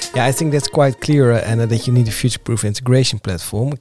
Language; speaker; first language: English; non-native, fluent; Dutch